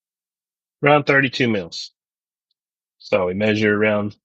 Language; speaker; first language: English; native; English